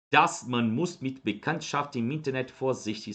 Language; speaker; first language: German; non-native, fluent; Portuguese